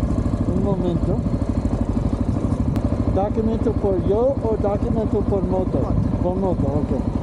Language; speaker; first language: Spanish; non-native, learner; English